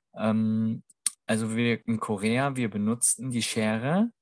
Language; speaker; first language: German; non-native, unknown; Korean